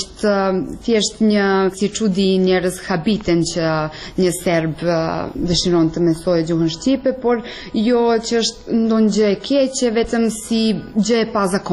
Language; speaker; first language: Albanian; non-native, fluent; Serbian